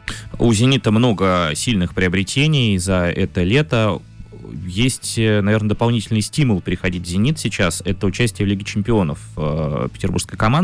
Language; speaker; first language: Russian; native; Russian